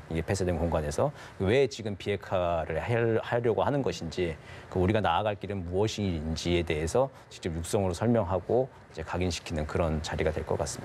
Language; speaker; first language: Korean; native; Korean